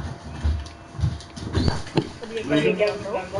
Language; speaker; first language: Danish; non-native, learner; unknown